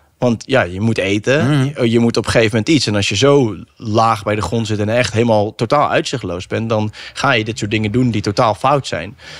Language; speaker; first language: Dutch; native; Dutch